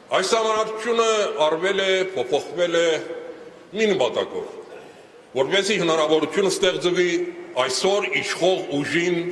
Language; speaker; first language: Armenian; early bilingual, heritage; Armenian